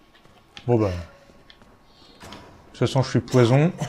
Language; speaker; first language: French; native; French